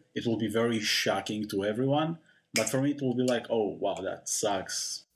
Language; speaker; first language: English; non-native, fluent; Russian